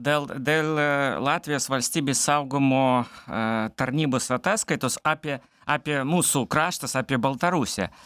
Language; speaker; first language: Lithuanian; non-native, learner; Belarusian